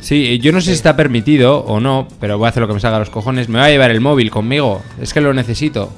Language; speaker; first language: Spanish; native; Spanish